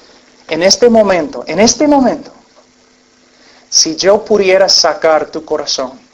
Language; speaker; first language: Spanish; non-native, fluent; English